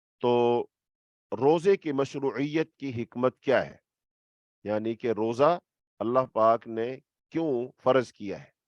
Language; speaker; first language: Urdu; native; Urdu